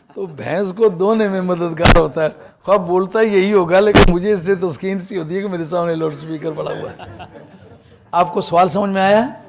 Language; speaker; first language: Urdu; non-native, local second language; Punjabi